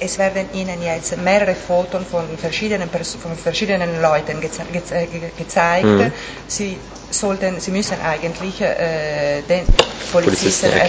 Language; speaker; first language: German; non-native, fluent; Italian